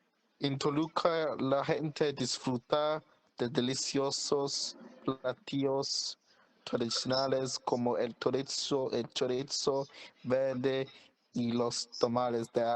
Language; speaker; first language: Spanish; non-native, learner; English